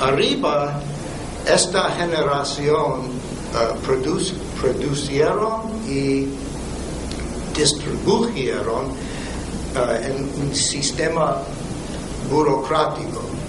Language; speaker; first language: Spanish; non-native, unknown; English